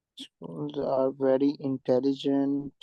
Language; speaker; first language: English; non-native, learner; Urdu